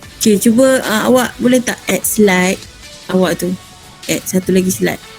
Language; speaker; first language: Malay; native; Malay